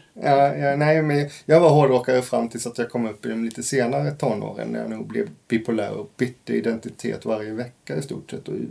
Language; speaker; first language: Swedish; native; Swedish